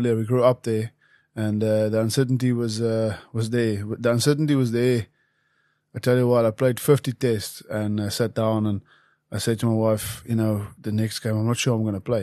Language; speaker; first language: English; non-native, local second language; Afrikaans